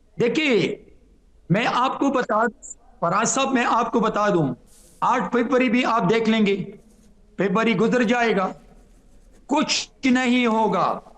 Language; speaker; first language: Urdu; non-native, local second language; Pashto